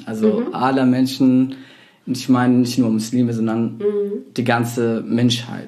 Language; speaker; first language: German; non-native, fluent; Arabic